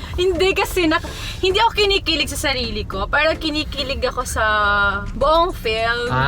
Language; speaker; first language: Filipino; non-native, local second language; Cebuano